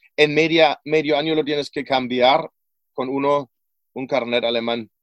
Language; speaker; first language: Spanish; non-native, fluent; German